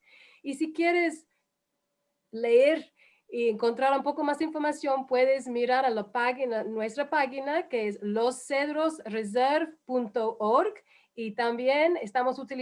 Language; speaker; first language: Spanish; non-native, fluent; English